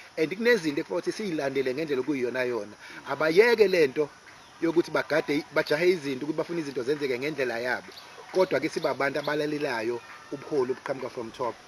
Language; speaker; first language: Zulu; native; Zulu